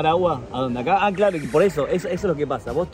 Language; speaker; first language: Spanish; native; Spanish